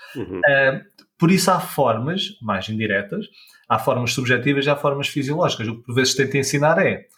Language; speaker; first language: Portuguese; native; Portuguese